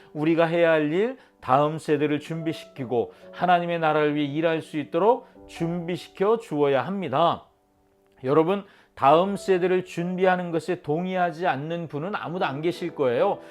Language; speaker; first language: Korean; native; Korean